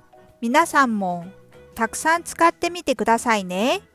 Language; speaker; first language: Japanese; non-native, fluent; Korean